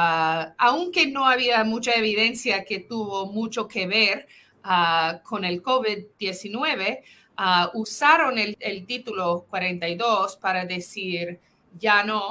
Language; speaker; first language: Spanish; non-native, fluent; English